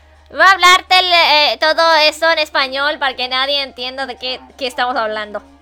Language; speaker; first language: Spanish; non-native, learner; English